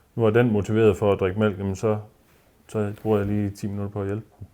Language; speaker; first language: Danish; native; Danish